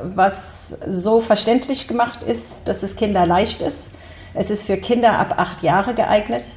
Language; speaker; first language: German; early bilingual, heritage; German